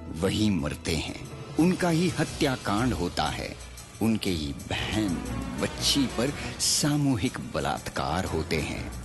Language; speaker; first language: Hindi; non-native, local second language; Marathi